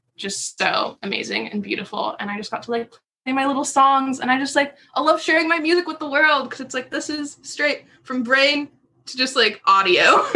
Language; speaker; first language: English; native; English